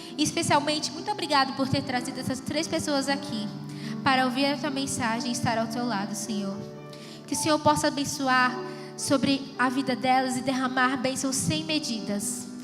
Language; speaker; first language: Portuguese; native; Portuguese